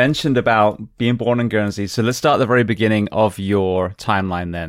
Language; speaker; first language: English; native; English